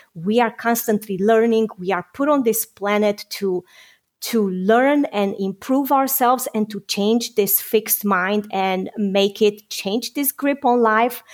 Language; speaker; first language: English; non-native, fluent; Romanian